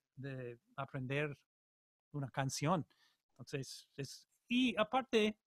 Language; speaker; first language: Spanish; non-native, learner; English